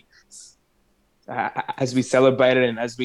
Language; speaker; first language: English; non-native, local second language; Arabic